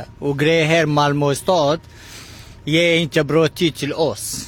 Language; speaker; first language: Swedish; non-native, learner; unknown